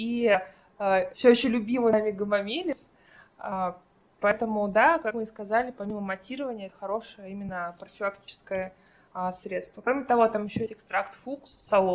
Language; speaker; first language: Russian; native; Russian